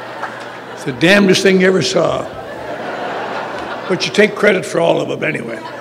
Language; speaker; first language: English; native; English